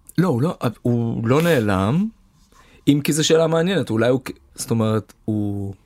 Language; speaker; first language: Hebrew; native; Hebrew